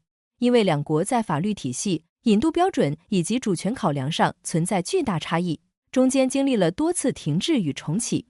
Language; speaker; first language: Chinese; native; Chinese